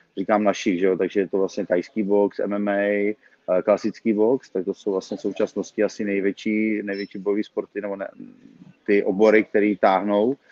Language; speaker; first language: Czech; native; Czech